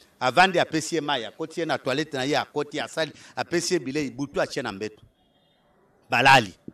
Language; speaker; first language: Lingala; non-native, local second language; Luba-Lulua